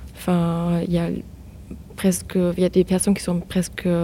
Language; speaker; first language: French; non-native, fluent; German